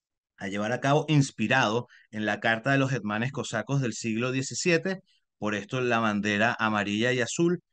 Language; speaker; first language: Spanish; native; Spanish